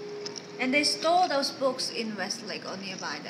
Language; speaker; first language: English; non-native, fluent; Chinese